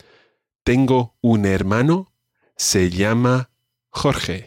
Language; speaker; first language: Spanish; non-native, fluent; English